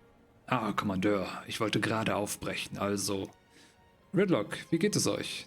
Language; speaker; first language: German; native; German